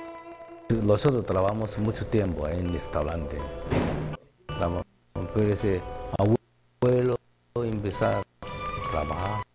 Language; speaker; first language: Spanish; non-native, learner; Cantonese